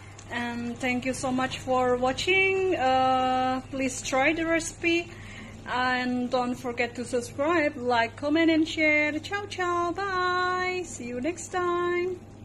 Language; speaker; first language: English; non-native, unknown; Indonesian